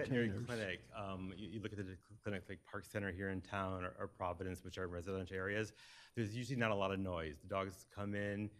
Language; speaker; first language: English; native; English